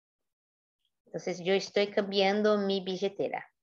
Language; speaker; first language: Spanish; non-native, fluent; Portuguese